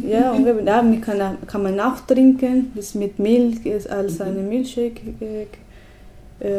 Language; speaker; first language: German; non-native, learner; Spanish